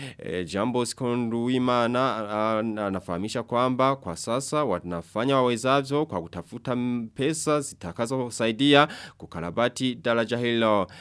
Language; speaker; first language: Swahili; non-native, local second language; Rundi